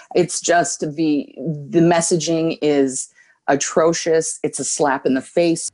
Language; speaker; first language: English; native; English